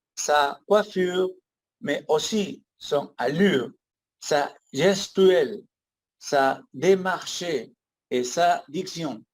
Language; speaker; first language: French; non-native, learner; Spanish